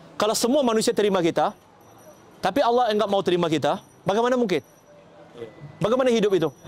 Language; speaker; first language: Malay; non-native, local second language; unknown